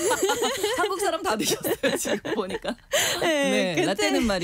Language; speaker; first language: Korean; native; Korean